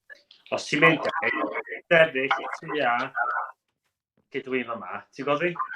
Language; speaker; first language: Welsh; native; Welsh